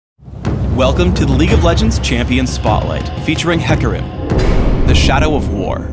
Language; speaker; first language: English; native; English